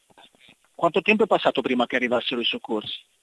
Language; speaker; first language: Italian; native; Italian